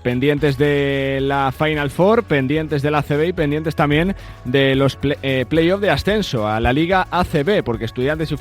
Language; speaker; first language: Spanish; native; Spanish